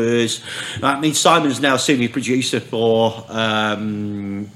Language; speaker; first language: English; native; English